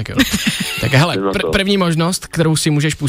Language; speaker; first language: Czech; native; Czech